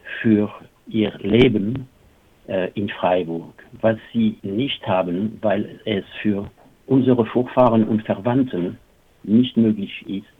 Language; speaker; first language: German; non-native, fluent; French